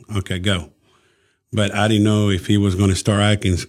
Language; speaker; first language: English; early bilingual, other home language; Spanish